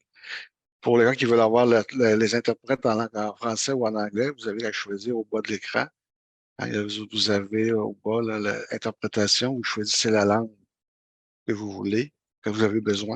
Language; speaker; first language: French; native; French